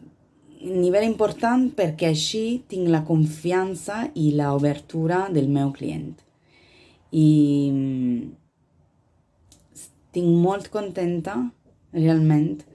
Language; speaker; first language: Catalan; non-native, learner; Italian